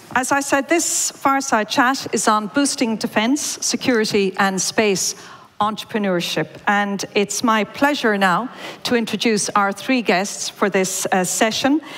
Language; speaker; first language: English; native; English